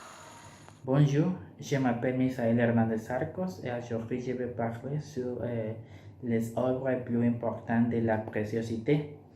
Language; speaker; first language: French; non-native, learner; Spanish